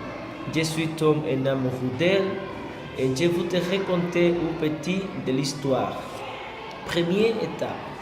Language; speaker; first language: French; non-native, learner; Spanish